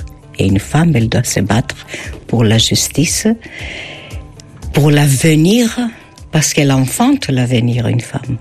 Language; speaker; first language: French; non-native, fluent; Greek